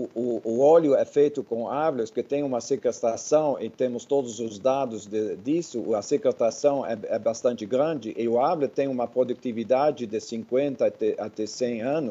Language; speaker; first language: Portuguese; non-native, fluent; Dutch